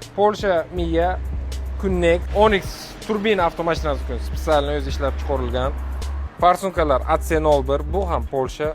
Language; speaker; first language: Uzbek; native; Uzbek